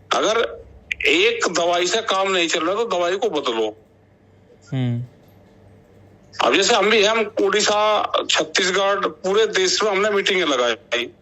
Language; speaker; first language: Hindi; native; Hindi